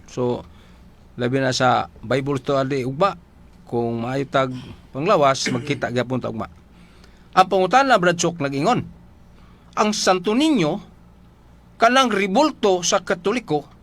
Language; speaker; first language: Cebuano; native; Cebuano